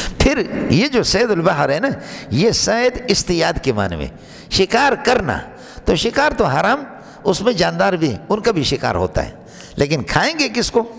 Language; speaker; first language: Urdu; non-native, local second language; Baluchi